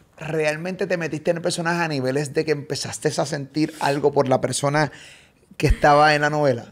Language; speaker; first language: Spanish; native; Spanish